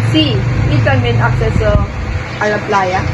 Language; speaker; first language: Spanish; non-native, learner; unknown